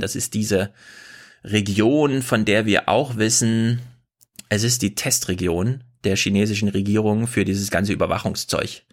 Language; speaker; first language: German; native; German